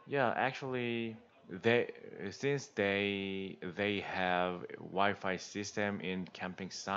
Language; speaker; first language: English; non-native, learner; Korean